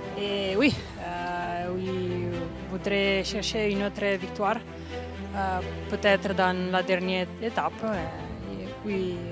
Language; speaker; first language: French; non-native, learner; Italian